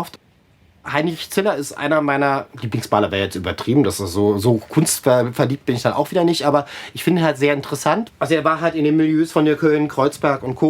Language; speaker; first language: German; native; German